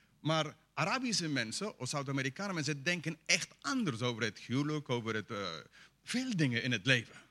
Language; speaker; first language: Dutch; non-native, fluent; English